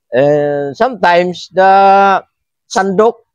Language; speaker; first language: English; non-native, learner; Filipino